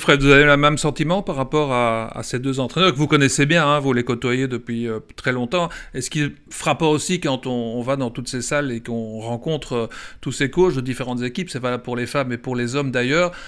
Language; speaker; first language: French; native; French